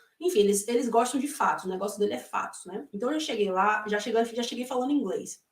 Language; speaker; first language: Portuguese; native; Portuguese